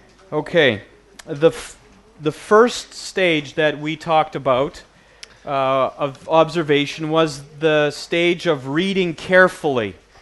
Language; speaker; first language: English; native; English